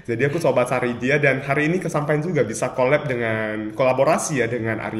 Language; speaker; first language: Indonesian; native; Indonesian